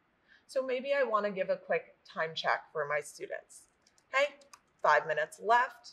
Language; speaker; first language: English; native; English